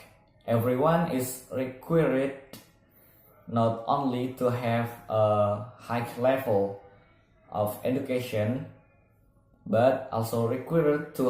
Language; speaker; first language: English; non-native, learner; Indonesian